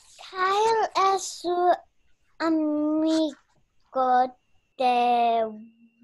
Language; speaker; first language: Spanish; non-native, learner; English